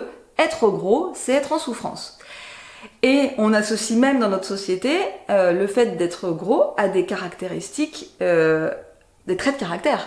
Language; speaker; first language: French; native; French